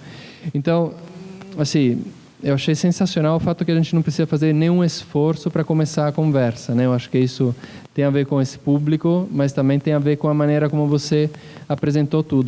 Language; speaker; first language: Portuguese; non-native, fluent; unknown